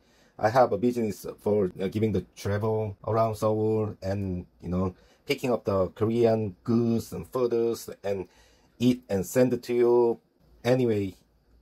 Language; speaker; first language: English; non-native, learner; Korean